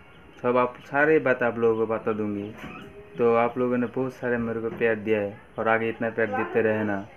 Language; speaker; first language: Hindi; non-native, local second language; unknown